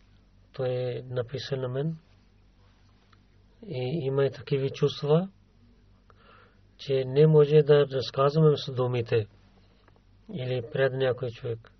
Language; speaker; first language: Bulgarian; non-native, learner; Urdu